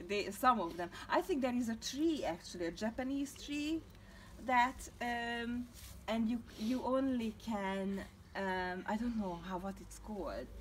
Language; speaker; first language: English; non-native, fluent; Hungarian